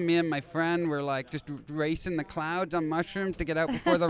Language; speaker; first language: English; native; English